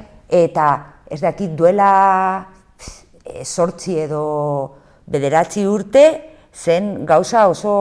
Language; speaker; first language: Basque; non-native, local second language; Spanish